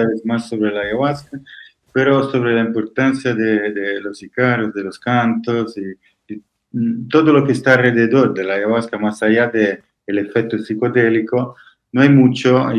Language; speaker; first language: Spanish; non-native, fluent; Italian